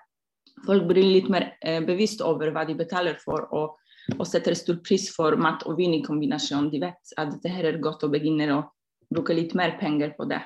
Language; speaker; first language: Norwegian; non-native, fluent; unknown